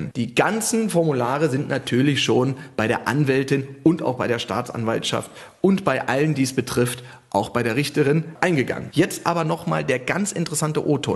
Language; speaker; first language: German; native; German